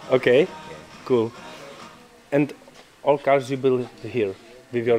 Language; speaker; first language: English; non-native, learner; Czech